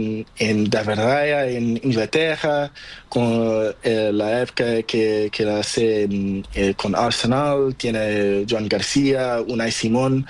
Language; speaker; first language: Spanish; non-native, learner; Portuguese